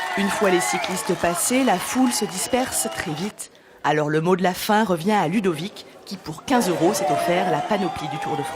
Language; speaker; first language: French; native; French